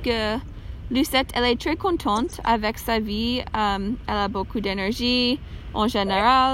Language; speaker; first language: French; non-native, learner; English